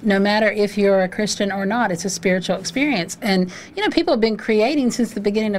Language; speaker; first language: English; native; English